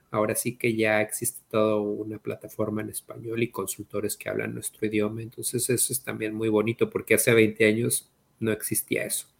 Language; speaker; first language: Spanish; native; Spanish